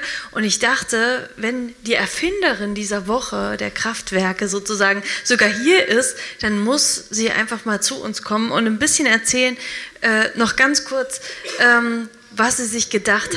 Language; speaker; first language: German; native; German